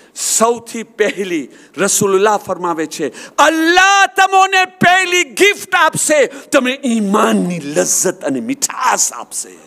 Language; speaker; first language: Gujarati; early bilingual, heritage; Gujarati